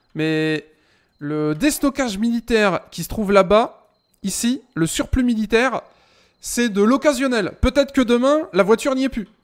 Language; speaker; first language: French; native; French